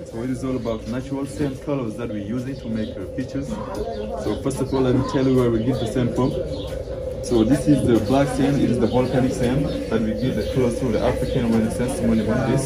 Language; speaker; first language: English; non-native, fluent; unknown